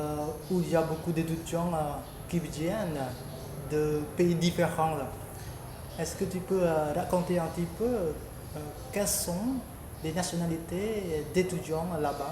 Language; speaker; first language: French; non-native, fluent; Khmer